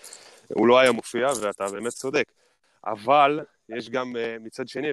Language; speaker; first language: Hebrew; native; Hebrew